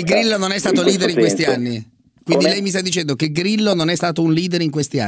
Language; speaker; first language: Italian; native; Italian